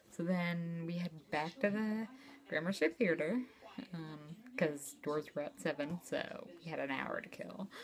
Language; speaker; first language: English; native; English